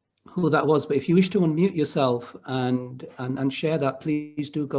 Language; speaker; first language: English; native; English